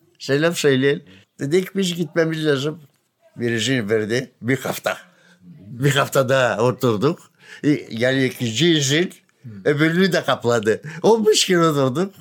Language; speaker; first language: Turkish; non-native, local second language; Greek